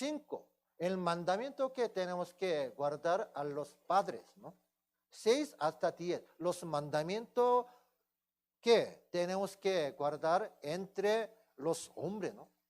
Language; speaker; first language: Spanish; non-native, fluent; Korean